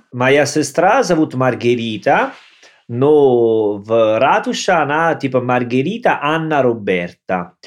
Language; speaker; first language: Russian; non-native, learner; Italian